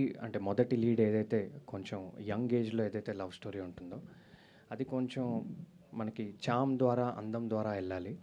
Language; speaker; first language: Telugu; native; Telugu